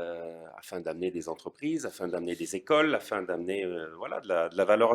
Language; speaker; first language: French; native; French